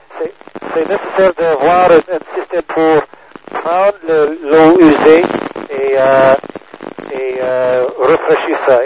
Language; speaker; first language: French; non-native, learner; English